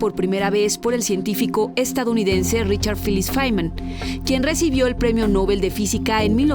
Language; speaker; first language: Spanish; native; Spanish